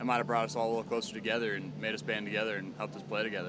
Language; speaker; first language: English; native; English